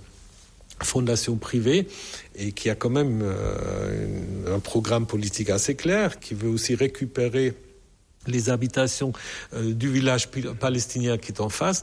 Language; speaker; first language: French; non-native, fluent; German